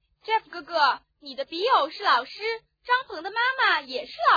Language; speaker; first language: Chinese; native; Chinese